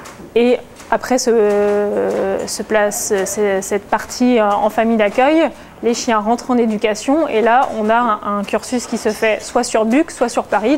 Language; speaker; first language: French; native; French